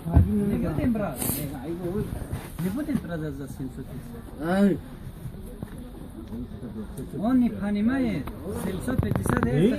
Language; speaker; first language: Russian; non-native, learner; Tajik